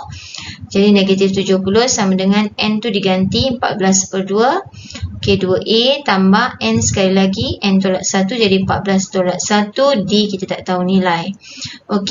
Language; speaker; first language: Malay; native; Malay